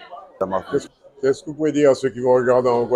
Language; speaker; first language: French; native; French